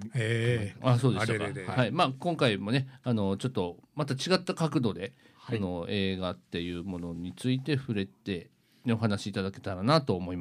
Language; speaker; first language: Japanese; native; Japanese